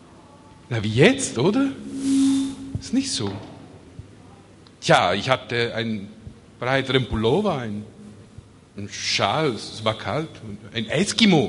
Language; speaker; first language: German; non-native, fluent; Italian